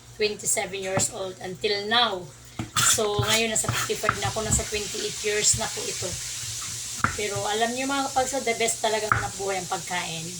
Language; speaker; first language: Filipino; non-native, local second language; Cebuano